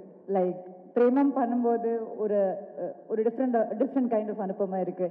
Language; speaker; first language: Tamil; non-native, local second language; Malayalam